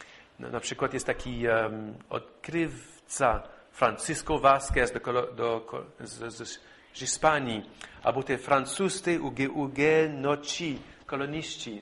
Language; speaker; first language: Polish; non-native, fluent; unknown